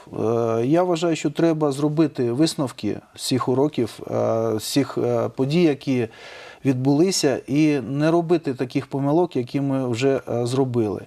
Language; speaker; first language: Ukrainian; non-native, local second language; Russian